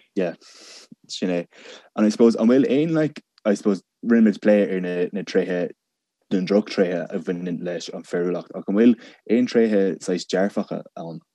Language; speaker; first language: Irish; non-native, local second language; English